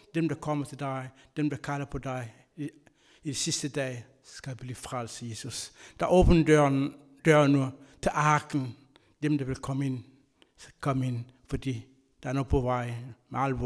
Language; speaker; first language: Danish; non-native, fluent; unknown